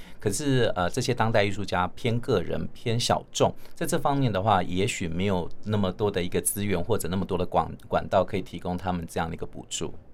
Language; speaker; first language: Chinese; native; Chinese